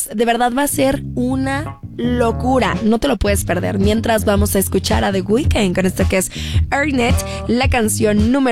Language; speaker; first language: Spanish; native; Spanish